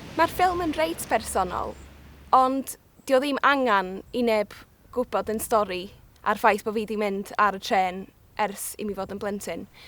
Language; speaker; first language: Welsh; native; Welsh